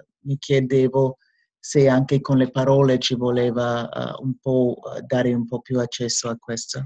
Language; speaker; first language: Italian; non-native, fluent; English